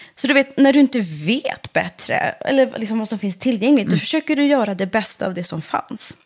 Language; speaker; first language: Swedish; early bilingual, other home language; Persian